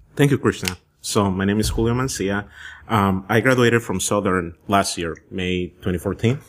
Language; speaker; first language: English; early bilingual, other home language; Spanish